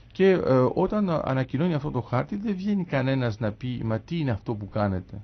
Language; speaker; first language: Greek; native; Greek